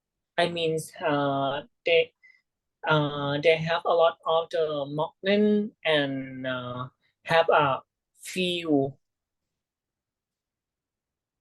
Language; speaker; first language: English; non-native, learner; Thai